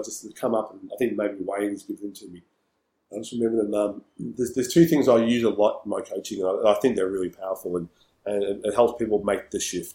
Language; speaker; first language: English; native; English